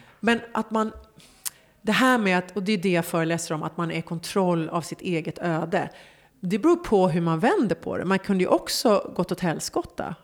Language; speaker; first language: Swedish; early bilingual, other home language; Persian